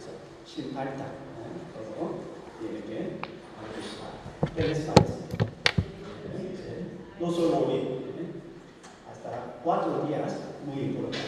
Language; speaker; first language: Spanish; non-native, learner; Korean